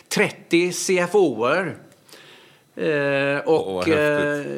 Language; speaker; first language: Swedish; native; Swedish